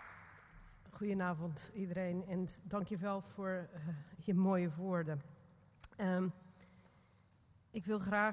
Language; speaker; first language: Dutch; non-native, fluent; Portuguese